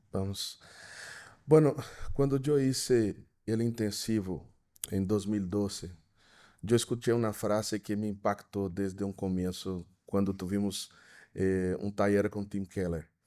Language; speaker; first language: Spanish; non-native, fluent; Portuguese